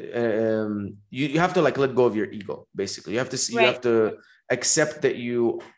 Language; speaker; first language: English; non-native, fluent; Arabic